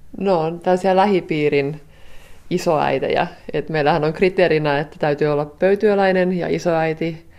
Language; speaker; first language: Finnish; native; Finnish